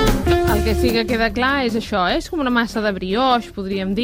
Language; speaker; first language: Catalan; native; Catalan